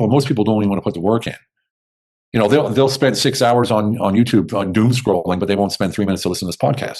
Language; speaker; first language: English; native; English